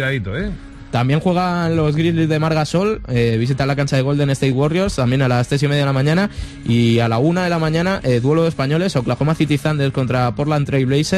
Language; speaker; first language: Spanish; native; Spanish